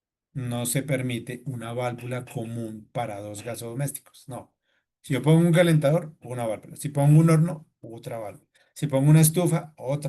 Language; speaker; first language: Spanish; native; Spanish